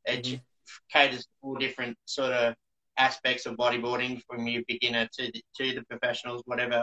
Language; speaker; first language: English; native; English